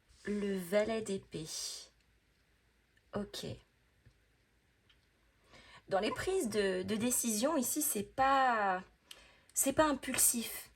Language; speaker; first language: French; native; French